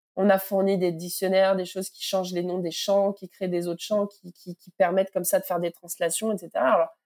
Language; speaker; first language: French; native; French